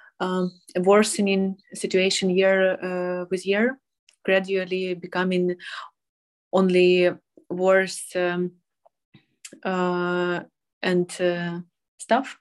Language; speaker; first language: English; non-native, fluent; Ukrainian